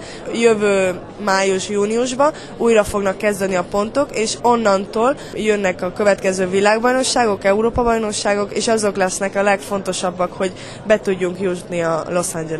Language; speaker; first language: Hungarian; early bilingual, heritage; Hungarian